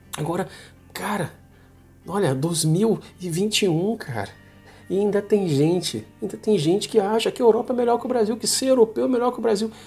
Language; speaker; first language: Portuguese; native; Portuguese